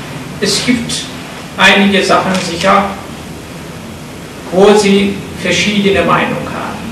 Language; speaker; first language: German; non-native, fluent; Turkish